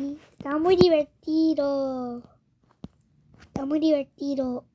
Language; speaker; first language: Spanish; early bilingual, heritage; Spanish